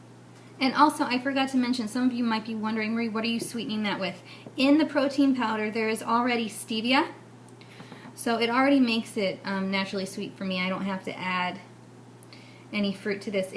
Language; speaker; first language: English; native; English